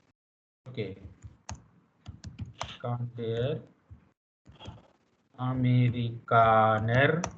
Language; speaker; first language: German; non-native, fluent; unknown